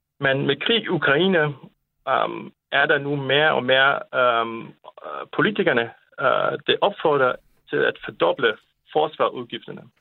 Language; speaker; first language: Danish; non-native, fluent; Japanese